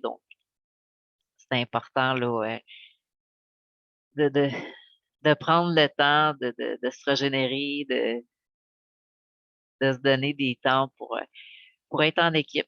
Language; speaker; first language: French; native; French